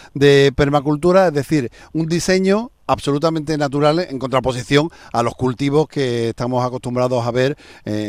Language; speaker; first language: Spanish; native; Spanish